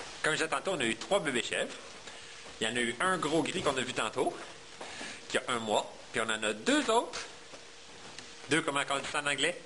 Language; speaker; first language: French; native; French